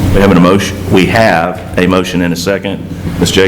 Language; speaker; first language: English; native; English